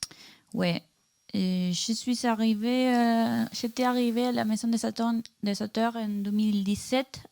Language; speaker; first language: French; non-native, learner; Spanish